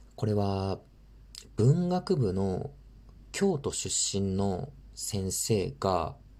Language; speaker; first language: Japanese; native; Japanese